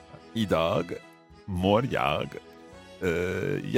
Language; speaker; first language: Swedish; non-native, learner; English